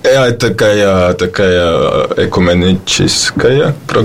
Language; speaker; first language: Russian; non-native, learner; Latvian